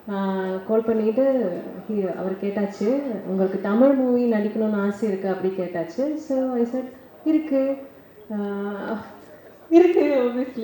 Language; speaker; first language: Tamil; non-native, learner; Malayalam